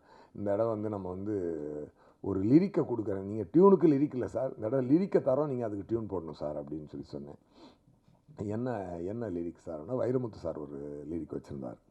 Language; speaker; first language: Tamil; native; Tamil